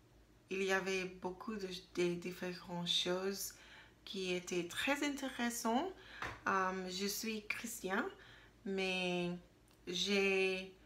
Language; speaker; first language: French; non-native, learner; English